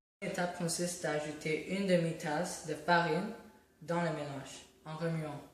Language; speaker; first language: French; non-native, learner; English